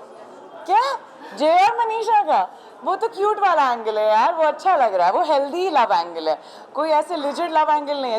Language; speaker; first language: Hindi; native; Hindi